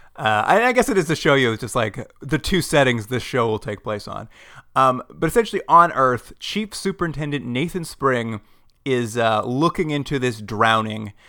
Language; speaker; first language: English; native; English